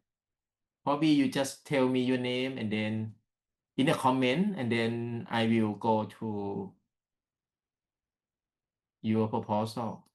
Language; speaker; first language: English; non-native, learner; Thai